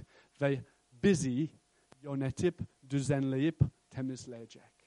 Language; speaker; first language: Turkish; non-native, fluent; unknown